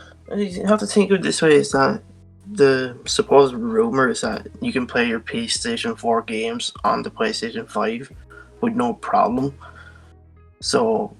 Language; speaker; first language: English; native; English